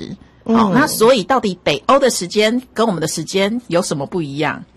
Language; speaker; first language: Chinese; native; Chinese